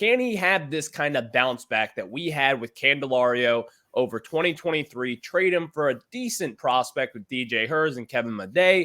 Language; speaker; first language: English; native; English